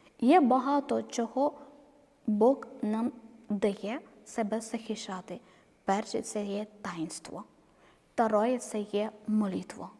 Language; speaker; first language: Ukrainian; non-native, learner; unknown